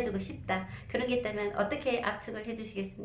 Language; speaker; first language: Korean; native; Korean